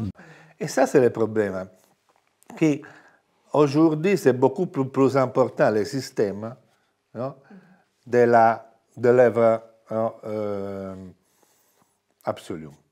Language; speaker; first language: French; non-native, fluent; Italian